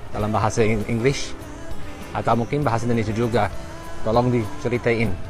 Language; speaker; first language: Indonesian; non-native, fluent; German